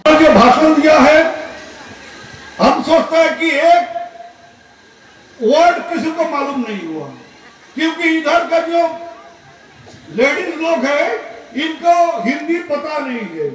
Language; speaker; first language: Hindi; non-native, local second language; Bangla